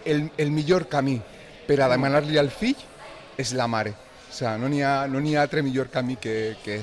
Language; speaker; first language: Catalan; native; Catalan